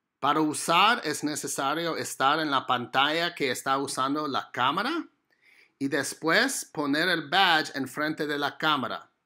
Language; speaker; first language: Spanish; non-native, fluent; English